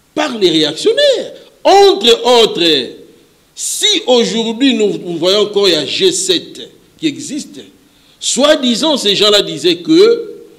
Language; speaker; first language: French; non-native, local second language; Lingala